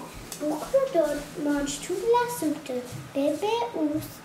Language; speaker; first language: French; non-native, learner; English